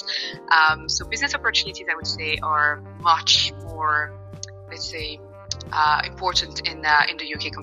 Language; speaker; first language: English; non-native, fluent; French